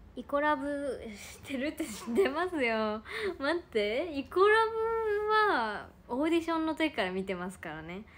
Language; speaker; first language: Japanese; native; Japanese